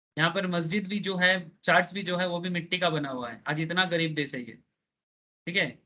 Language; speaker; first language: Hindi; non-native, local second language; Bangla